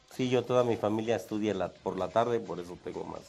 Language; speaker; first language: Spanish; native; Spanish